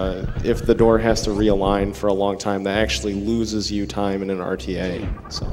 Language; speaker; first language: English; native; English